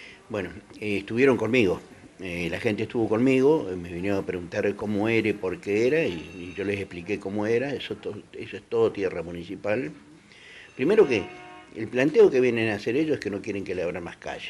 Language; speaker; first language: Spanish; native; Spanish